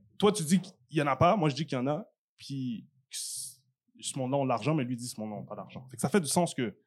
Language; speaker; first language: French; native; French